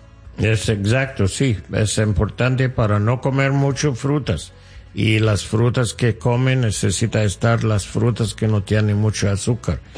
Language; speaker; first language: Spanish; non-native, learner; English